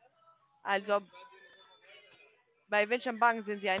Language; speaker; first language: German; non-native, fluent; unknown